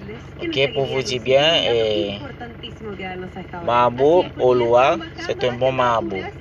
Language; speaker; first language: French; non-native, learner; Haitian Creole